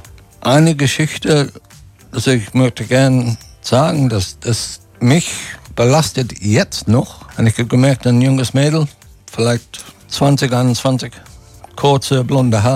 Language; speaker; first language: German; non-native, fluent; English